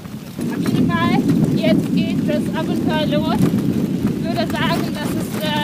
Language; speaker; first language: German; non-native, fluent; Russian